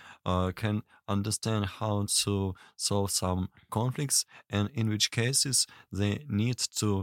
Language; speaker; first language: English; non-native, learner; Russian